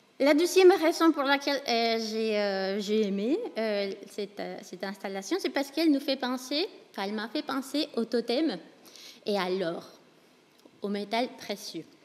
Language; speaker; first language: French; non-native, fluent; Spanish